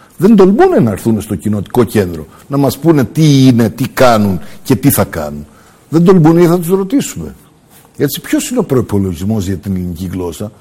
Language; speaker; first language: Greek; early bilingual, heritage; Greek